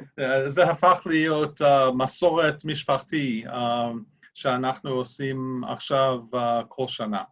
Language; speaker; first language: Hebrew; non-native, fluent; English